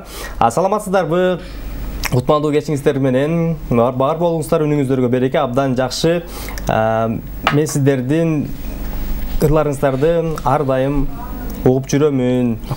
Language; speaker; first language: Kyrgyz; native; Kyrgyz